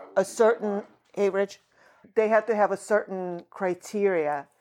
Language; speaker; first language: English; early bilingual, other home language; Russian